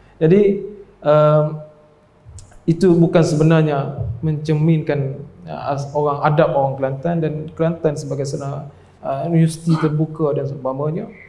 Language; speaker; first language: Malay; native; Malay